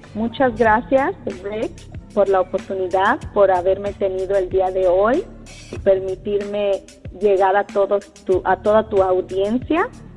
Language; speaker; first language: Spanish; early bilingual, heritage; Spanish